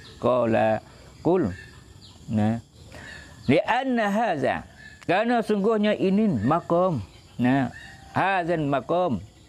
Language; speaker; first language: Malay; native; Malay